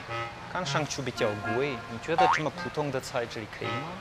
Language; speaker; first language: Chinese; non-native, learner; English